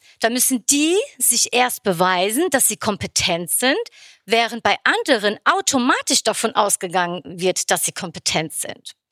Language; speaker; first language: German; early bilingual, other home language; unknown